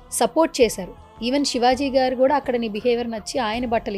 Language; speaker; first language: Telugu; native; Telugu